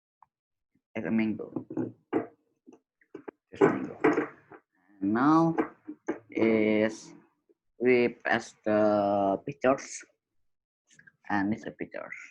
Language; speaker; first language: English; non-native, learner; Indonesian